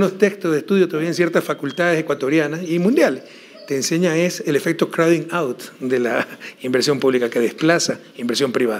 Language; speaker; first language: Spanish; native; Spanish